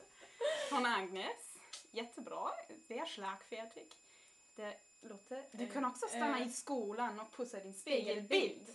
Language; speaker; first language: Swedish; non-native, learner; German